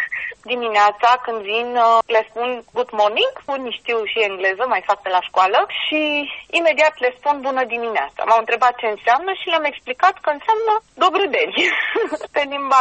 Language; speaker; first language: Romanian; native; Romanian